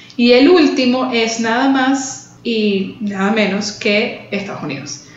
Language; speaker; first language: Spanish; native; Spanish